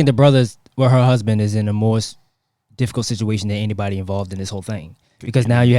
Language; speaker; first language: English; native; English